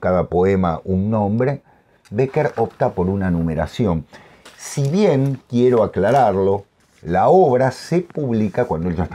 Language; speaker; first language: Spanish; native; Spanish